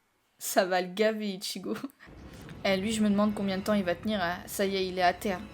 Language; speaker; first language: French; native; French